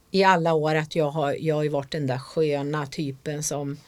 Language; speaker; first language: Swedish; native; Swedish